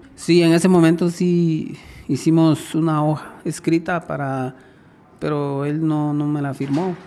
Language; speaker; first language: Spanish; native; Spanish